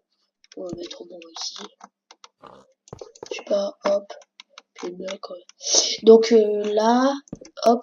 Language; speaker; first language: French; native; French